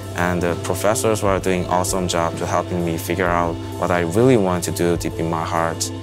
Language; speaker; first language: English; non-native, fluent; Korean